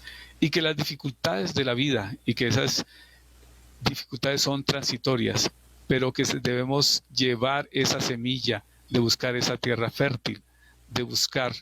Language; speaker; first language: Spanish; native; Spanish